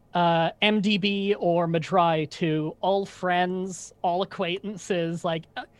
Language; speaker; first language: English; native; English